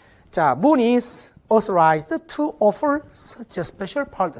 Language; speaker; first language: English; non-native, fluent; Korean